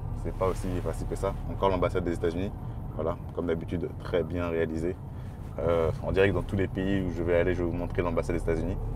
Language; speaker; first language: French; native; French